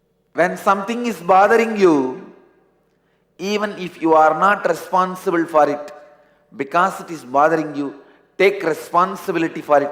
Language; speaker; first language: English; non-native, local second language; Tamil